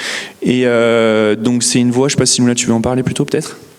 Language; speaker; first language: French; native; French